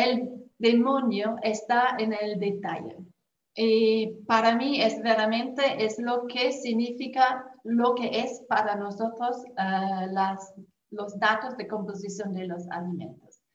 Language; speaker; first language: Spanish; non-native, fluent; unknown